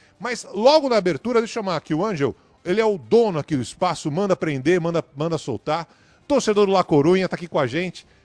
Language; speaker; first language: Portuguese; native; Portuguese